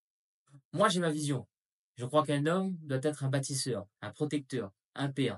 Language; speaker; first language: French; native; French